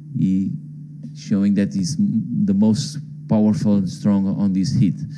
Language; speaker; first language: English; non-native, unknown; Portuguese